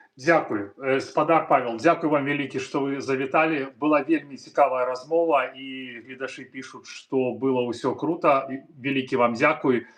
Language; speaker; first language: Belarusian; native; Belarusian